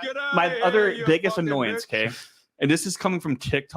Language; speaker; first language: English; native; English